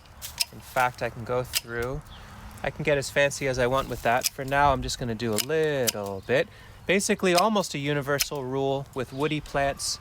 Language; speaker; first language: English; native; English